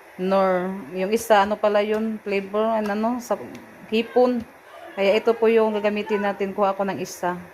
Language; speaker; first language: Filipino; non-native, local second language; Cebuano